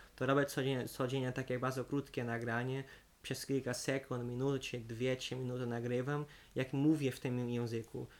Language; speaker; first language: Polish; non-native, fluent; Portuguese